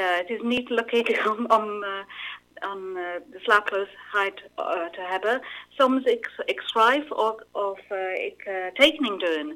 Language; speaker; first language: Dutch; non-native, learner; English